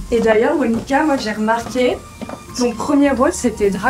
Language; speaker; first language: French; native; French